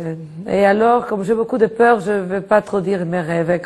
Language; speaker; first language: French; non-native, fluent; Spanish